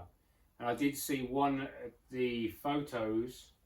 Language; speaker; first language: English; native; English